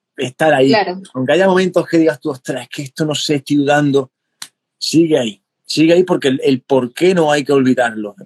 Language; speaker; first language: Spanish; native; Spanish